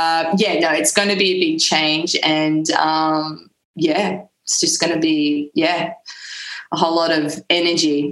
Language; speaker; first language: English; native; English